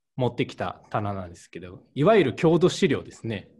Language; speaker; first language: Japanese; native; Japanese